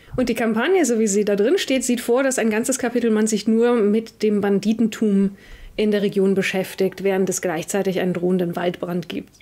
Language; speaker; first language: German; native; German